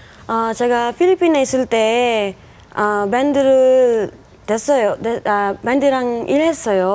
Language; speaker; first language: Korean; non-native, learner; Filipino